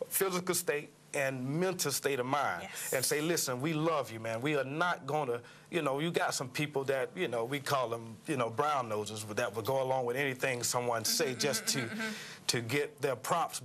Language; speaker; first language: English; native; English